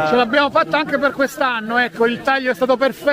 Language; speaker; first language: Italian; native; Italian